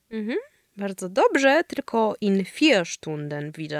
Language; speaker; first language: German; non-native, fluent; Polish